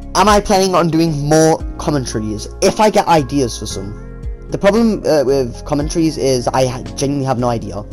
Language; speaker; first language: English; native; English